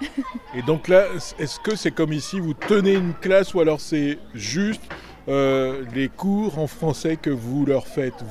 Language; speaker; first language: French; native; French